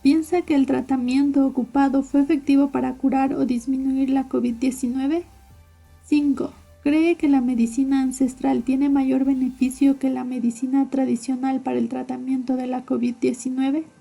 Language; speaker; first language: Spanish; native; Spanish